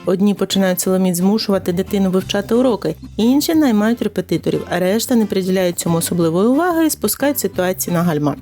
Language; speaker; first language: Ukrainian; native; Ukrainian